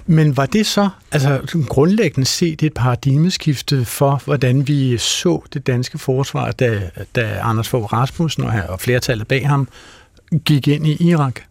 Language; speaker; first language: Danish; native; Danish